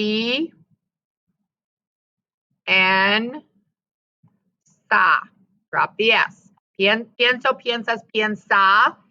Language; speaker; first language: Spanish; non-native, fluent; English